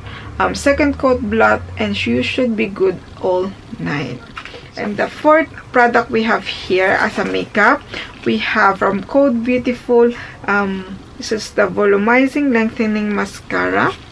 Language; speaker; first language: English; non-native, fluent; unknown